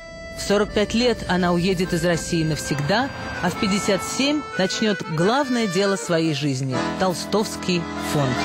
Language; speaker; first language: Russian; native; Russian